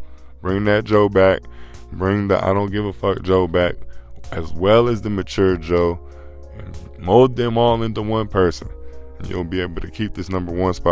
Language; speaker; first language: English; native; English